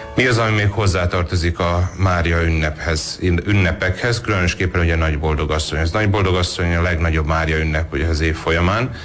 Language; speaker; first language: Hungarian; native; Hungarian